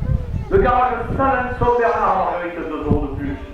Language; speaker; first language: French; native; French